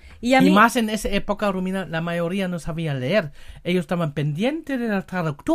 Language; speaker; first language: Spanish; non-native, fluent; German